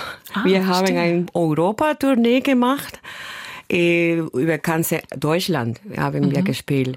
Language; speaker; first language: German; non-native, fluent; Spanish